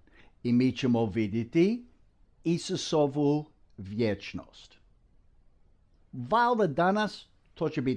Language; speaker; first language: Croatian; non-native, fluent; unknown